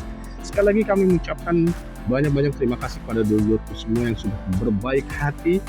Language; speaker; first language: Indonesian; native; Indonesian